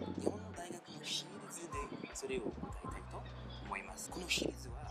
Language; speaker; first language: Japanese; non-native, learner; French